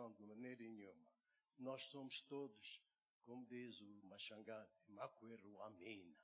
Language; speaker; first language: Portuguese; native; Portuguese